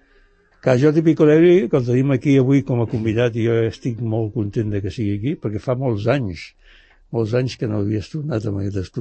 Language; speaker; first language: Catalan; native; Catalan